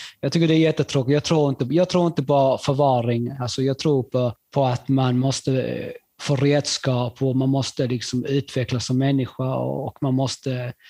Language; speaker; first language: Swedish; early bilingual, other home language; Spanish